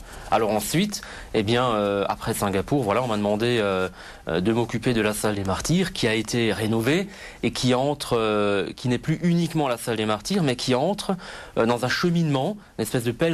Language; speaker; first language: French; native; French